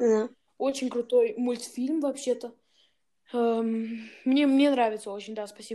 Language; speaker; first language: Russian; early bilingual, heritage; Russian